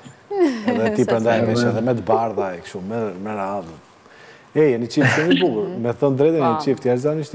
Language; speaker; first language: Albanian; native; Albanian